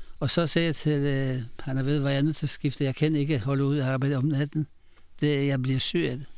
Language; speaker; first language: Danish; non-native, fluent; Polish